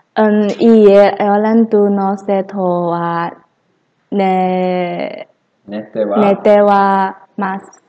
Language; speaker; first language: Japanese; non-native, learner; English